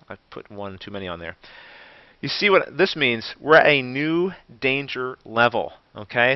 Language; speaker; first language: English; native; English